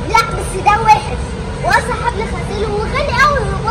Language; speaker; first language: Arabic; native; Arabic